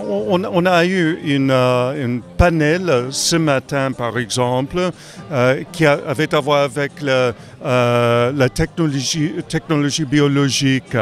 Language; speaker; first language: French; non-native, fluent; English